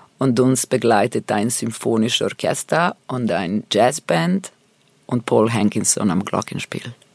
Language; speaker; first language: German; non-native, fluent; Serbian